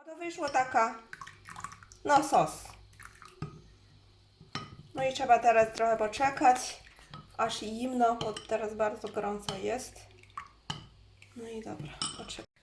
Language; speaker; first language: Polish; non-native, learner; Chinese